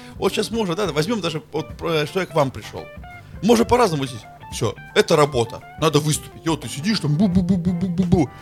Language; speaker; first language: Russian; native; Russian